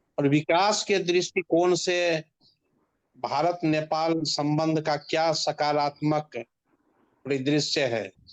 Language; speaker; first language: Hindi; native; Hindi